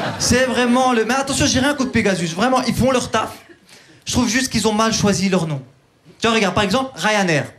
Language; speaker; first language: French; early bilingual, other home language; Turkish